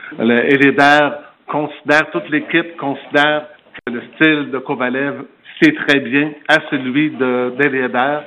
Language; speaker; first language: French; native; French